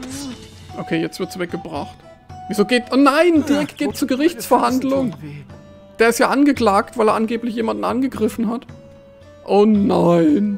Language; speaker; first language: German; native; German